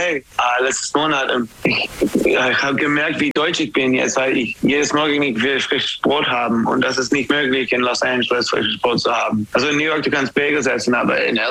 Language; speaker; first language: German; non-native, learner; English